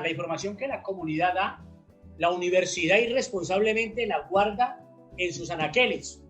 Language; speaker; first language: Spanish; native; Spanish